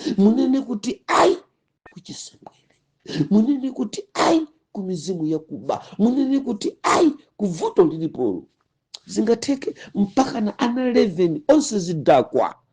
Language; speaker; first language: Nyanja; native; Nyanja